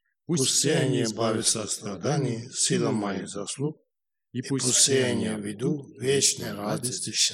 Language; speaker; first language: Russian; non-native, learner; Tibetan